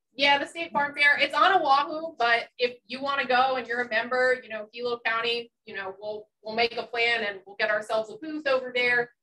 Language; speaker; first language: English; native; English